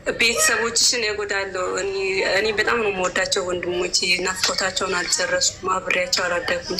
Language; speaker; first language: Amharic; native; Amharic